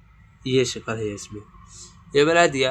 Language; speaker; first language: Urdu; native; Urdu